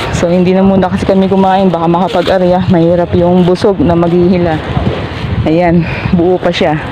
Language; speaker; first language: Filipino; native; Filipino